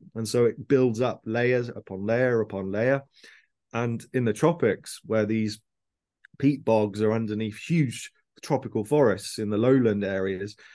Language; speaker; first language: English; native; English